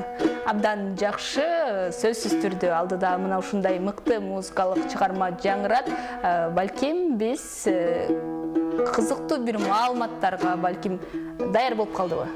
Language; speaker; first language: Kyrgyz; native; Kyrgyz